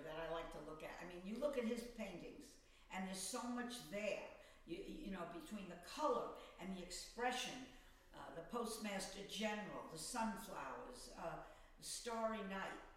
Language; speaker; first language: English; native; English